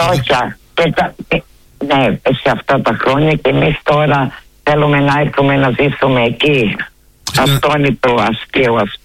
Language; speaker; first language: Greek; early bilingual, heritage; Greek